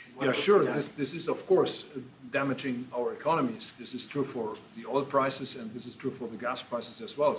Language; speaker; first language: English; non-native, fluent; German